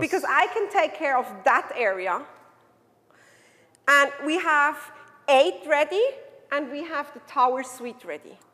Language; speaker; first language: English; non-native, fluent; German